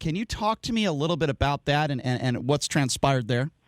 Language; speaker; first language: English; native; English